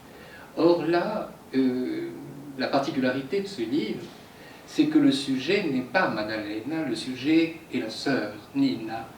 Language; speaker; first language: French; native; French